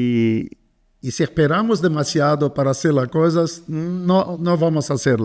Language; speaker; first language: Spanish; non-native, fluent; Portuguese